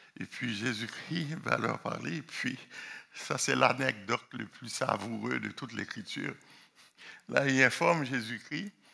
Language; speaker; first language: French; non-native, local second language; Haitian Creole